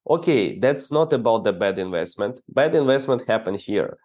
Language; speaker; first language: English; non-native, fluent; Ukrainian